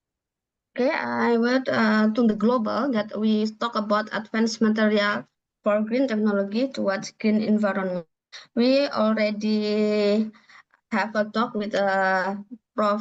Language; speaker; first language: English; non-native, learner; Indonesian